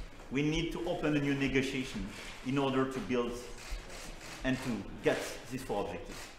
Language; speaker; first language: English; non-native, fluent; French